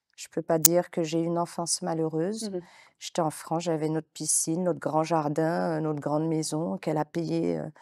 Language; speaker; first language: French; native; French